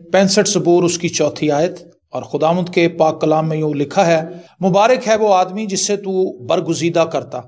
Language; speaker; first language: Urdu; non-native, local second language; Punjabi